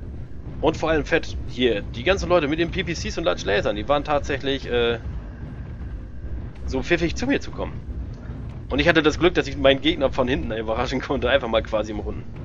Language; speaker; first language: German; native; German